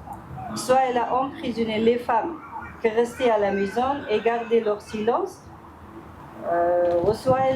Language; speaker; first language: French; non-native, fluent; Persian